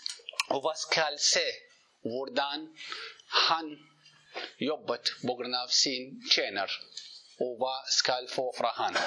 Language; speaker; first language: Norwegian; non-native, learner; Arabic